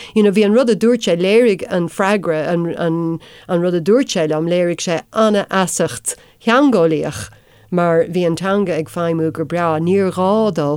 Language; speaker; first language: Irish; non-native, local second language; English